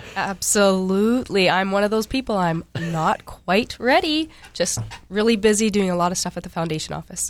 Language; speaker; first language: English; native; English